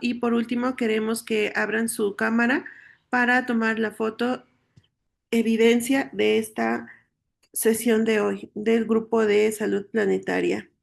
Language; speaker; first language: Spanish; native; Spanish